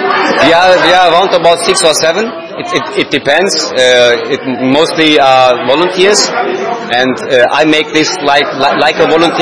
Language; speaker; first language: English; non-native, learner; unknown